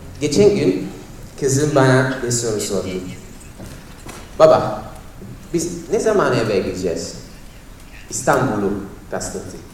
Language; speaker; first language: Turkish; non-native, fluent; Italian